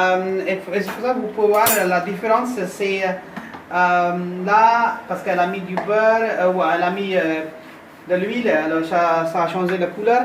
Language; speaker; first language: French; non-native, fluent; Hindi